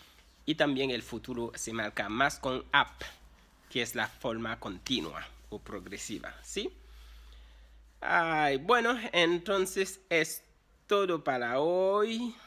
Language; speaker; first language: Spanish; non-native, fluent; Haitian Creole